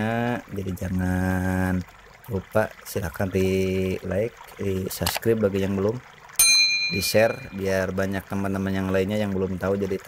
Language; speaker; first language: Indonesian; native; Indonesian